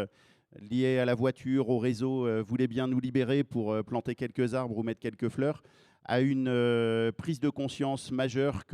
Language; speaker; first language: French; native; French